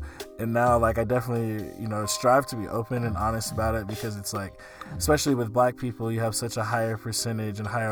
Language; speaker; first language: English; native; English